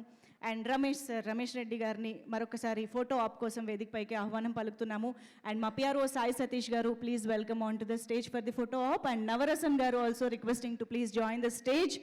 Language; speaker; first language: Telugu; native; Telugu